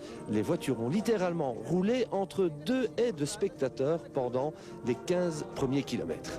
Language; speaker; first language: French; native; French